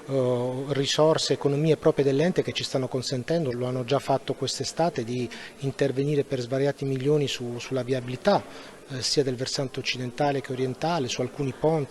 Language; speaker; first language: Italian; native; Italian